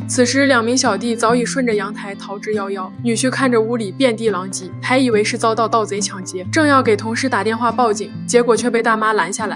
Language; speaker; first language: Chinese; native; Chinese